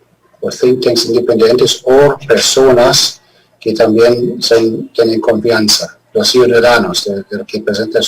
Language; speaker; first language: Spanish; non-native, fluent; German